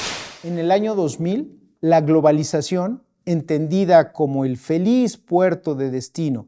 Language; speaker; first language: Spanish; native; Spanish